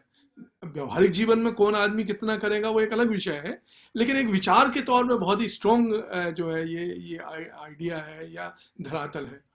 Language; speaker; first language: Hindi; native; Hindi